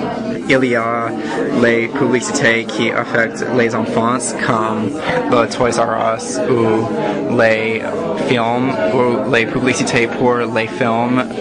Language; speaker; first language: French; non-native, learner; English